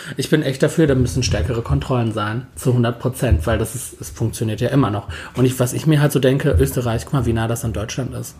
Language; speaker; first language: German; early bilingual, other home language; Turkish